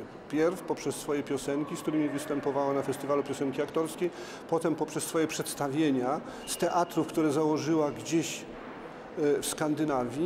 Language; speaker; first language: Polish; native; Polish